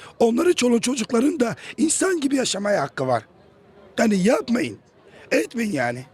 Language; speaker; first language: Turkish; native; Turkish